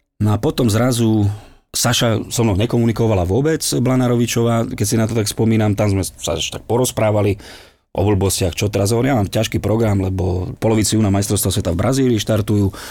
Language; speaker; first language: Slovak; native; Slovak